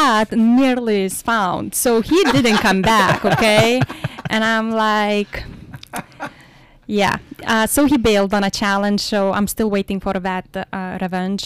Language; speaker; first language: English; non-native, fluent; Lithuanian